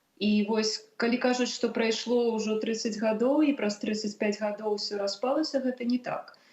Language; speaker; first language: Belarusian; non-native, local second language; Russian